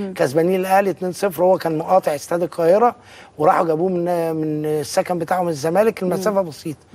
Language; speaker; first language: Arabic; native; Arabic